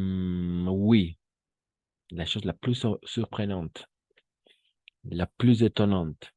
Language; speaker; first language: French; non-native, fluent; Spanish